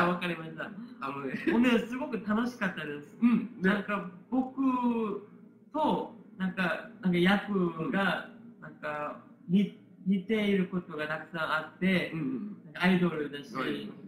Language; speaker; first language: Japanese; non-native, learner; Korean